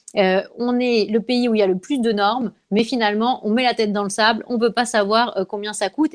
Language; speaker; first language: French; native; French